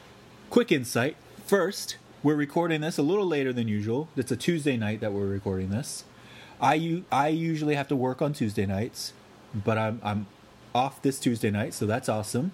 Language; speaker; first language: English; native; English